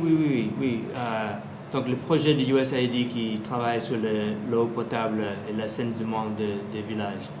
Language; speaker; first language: French; non-native, fluent; English